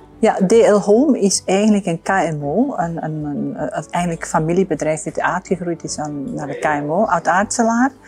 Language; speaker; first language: Dutch; non-native, fluent; Bosnian